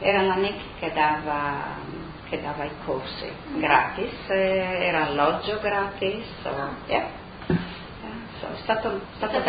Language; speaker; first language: Italian; non-native, local second language; Friulian